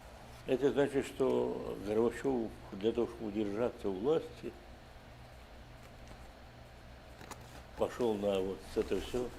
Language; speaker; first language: Russian; native; Russian